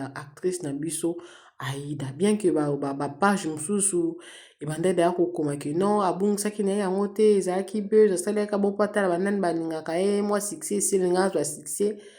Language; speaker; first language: Lingala; native; Lingala